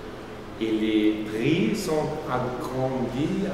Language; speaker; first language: French; non-native, learner; German